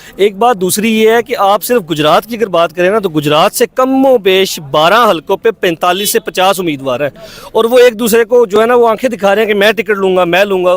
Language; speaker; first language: Urdu; non-native, local second language; Punjabi